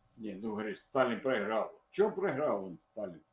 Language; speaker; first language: Russian; native; Russian